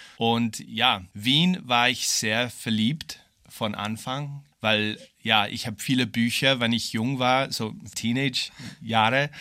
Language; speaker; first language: German; non-native, fluent; English